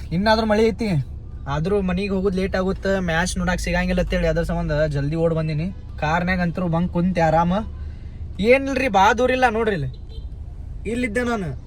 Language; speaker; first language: Kannada; native; Kannada